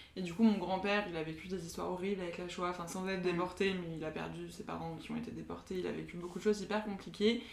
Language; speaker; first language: French; native; French